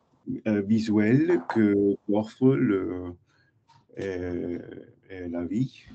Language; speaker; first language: French; non-native, learner; English